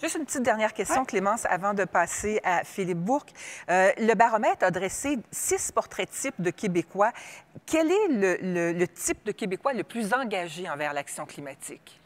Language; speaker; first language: French; native; French